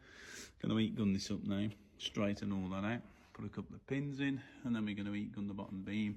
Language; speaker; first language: English; native; English